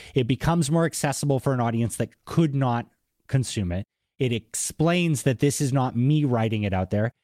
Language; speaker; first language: English; native; English